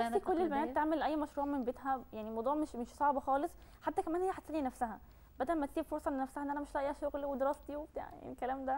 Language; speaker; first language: Arabic; native; Arabic